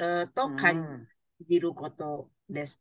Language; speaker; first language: Japanese; non-native, learner; Indonesian